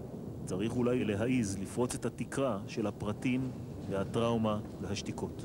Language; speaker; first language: Hebrew; native; Hebrew